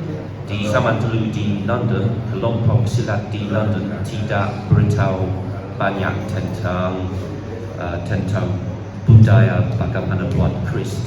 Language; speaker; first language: Indonesian; non-native, learner; English